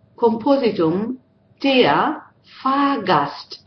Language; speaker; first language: German; non-native, fluent; Spanish